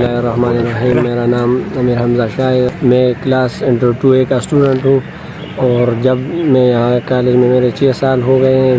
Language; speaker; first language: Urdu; non-native, local second language; Pashto